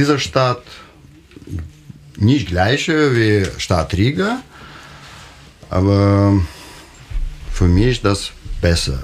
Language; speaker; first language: German; non-native, learner; Russian